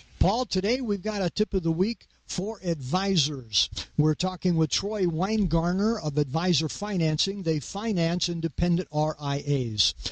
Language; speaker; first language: English; native; English